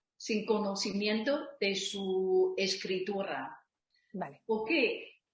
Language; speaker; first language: Spanish; non-native, learner; Chinese